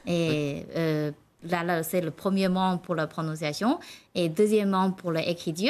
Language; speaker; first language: French; non-native, learner; Chinese